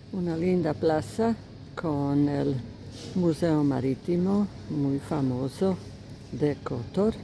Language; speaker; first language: Spanish; non-native, fluent; Croatian